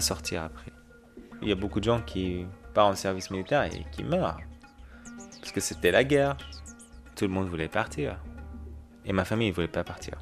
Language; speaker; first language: French; non-native, fluent; Arabic